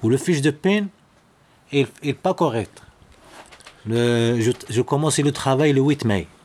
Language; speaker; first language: French; non-native, learner; Arabic